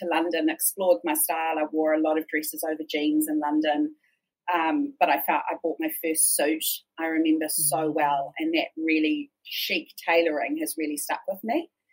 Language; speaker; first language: English; native; English